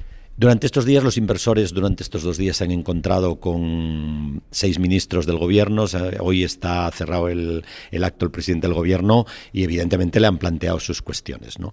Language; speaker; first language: Spanish; native; Spanish